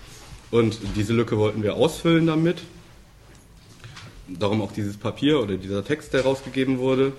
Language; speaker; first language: German; native; German